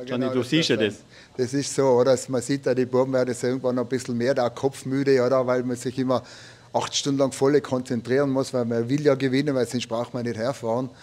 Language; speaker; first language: German; native; German